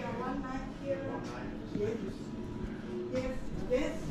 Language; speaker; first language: English; non-native, learner; Finnish